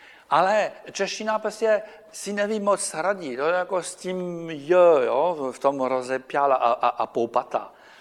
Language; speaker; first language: Czech; non-native, fluent; French